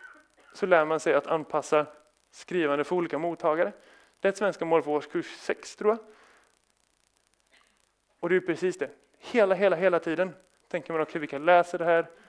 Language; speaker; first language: Swedish; native; Swedish